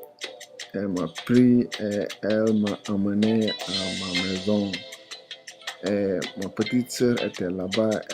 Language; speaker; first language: French; non-native, learner; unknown